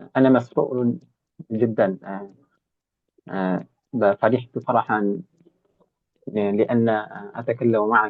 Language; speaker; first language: Arabic; non-native, learner; Bangla